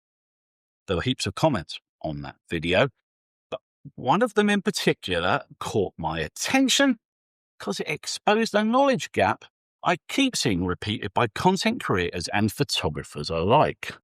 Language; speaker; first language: English; native; English